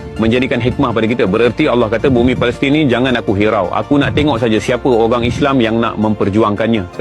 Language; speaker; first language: Malay; native; Malay